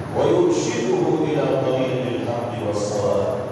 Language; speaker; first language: Arabic; non-native, fluent; Urdu